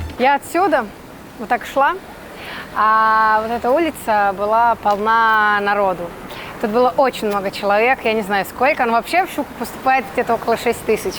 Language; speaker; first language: Russian; non-native, fluent; Serbian